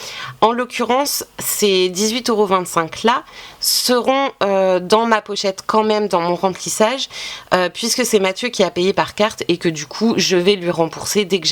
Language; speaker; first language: French; native; French